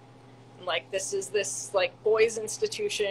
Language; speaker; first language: English; native; English